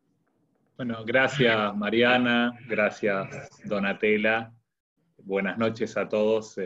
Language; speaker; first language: Spanish; native; Spanish